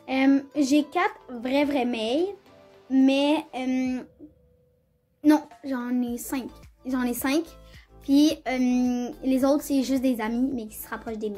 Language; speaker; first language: French; native; French